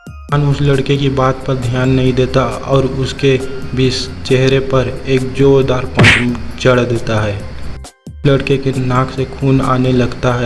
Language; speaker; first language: Hindi; native; Hindi